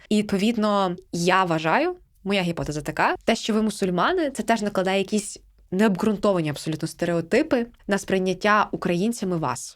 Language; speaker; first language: Ukrainian; native; Ukrainian